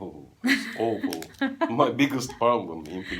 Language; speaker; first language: English; non-native, fluent; Turkish